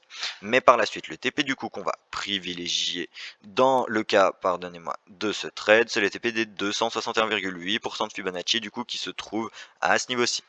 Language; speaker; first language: French; native; French